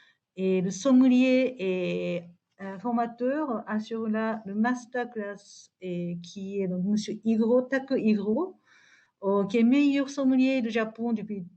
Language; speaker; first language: French; non-native, fluent; Japanese